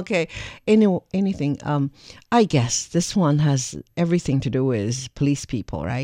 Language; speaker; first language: English; non-native, fluent; Chinese